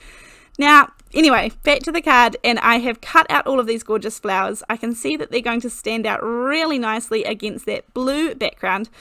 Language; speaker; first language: English; native; English